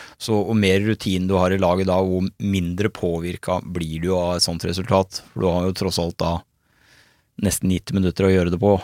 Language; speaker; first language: Norwegian; native; Norwegian